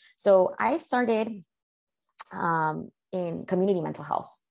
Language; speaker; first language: English; early bilingual, other home language; Spanish